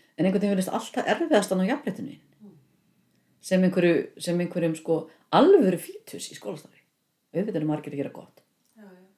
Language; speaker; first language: Icelandic; native; Icelandic